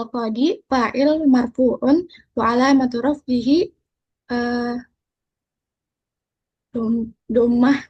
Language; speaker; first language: Arabic; non-native, learner; Indonesian